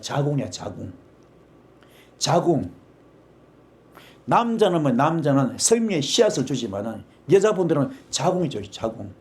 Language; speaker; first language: Korean; native; Korean